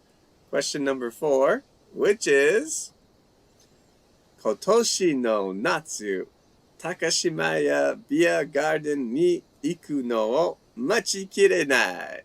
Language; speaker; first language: Japanese; non-native, fluent; English